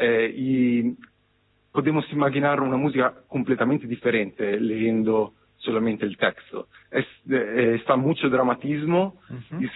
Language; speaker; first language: Spanish; non-native, fluent; Italian